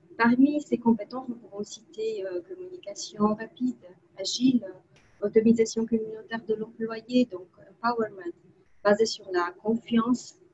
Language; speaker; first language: French; non-native, fluent; Polish